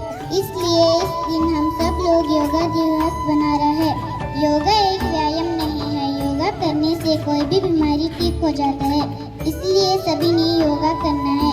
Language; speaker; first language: Hindi; non-native, local second language; Kannada